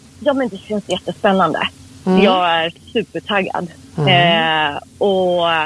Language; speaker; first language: Swedish; early bilingual, other home language; Persian